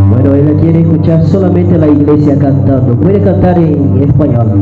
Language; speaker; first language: Spanish; native; Spanish